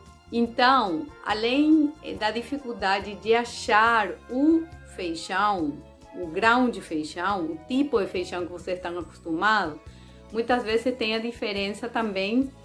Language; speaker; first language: Portuguese; non-native, fluent; Spanish